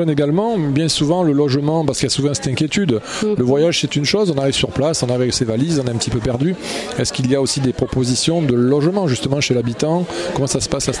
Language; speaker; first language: French; native; French